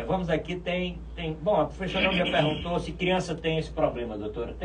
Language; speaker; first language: Portuguese; native; Portuguese